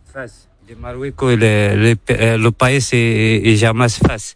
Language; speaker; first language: Spanish; non-native, learner; Arabic